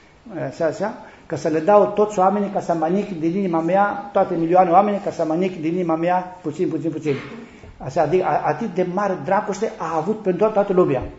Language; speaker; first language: Romanian; non-native, learner; Greek